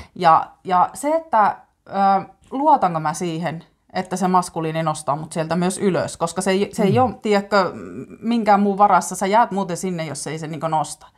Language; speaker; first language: Finnish; native; Finnish